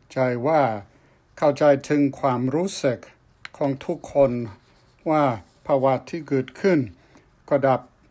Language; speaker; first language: Thai; non-native, fluent; English